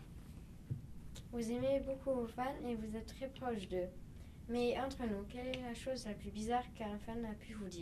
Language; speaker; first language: French; native; French